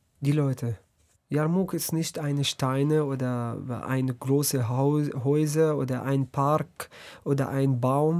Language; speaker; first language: German; non-native, learner; Arabic